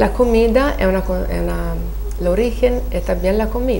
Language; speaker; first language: Spanish; non-native, learner; Italian